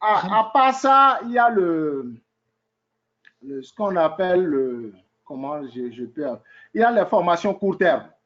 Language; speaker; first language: French; native; French